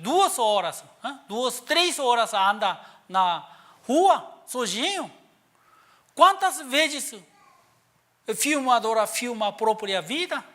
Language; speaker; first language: Portuguese; non-native, learner; Korean